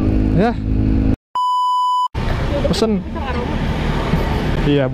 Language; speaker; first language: Indonesian; native; Indonesian